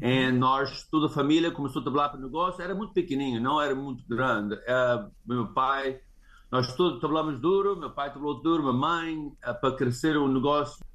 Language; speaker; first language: Portuguese; early bilingual, heritage; English